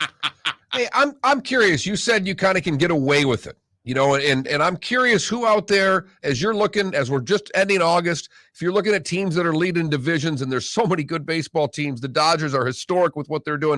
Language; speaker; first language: English; native; English